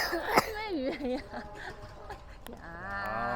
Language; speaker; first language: Cantonese; native; Cantonese